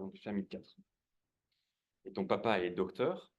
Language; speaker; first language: French; native; French